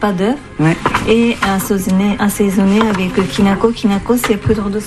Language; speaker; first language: French; non-native, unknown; Japanese